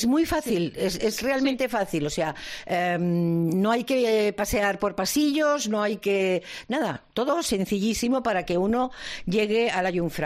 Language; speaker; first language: Spanish; native; Spanish